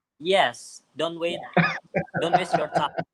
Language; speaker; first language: English; non-native, learner; Indonesian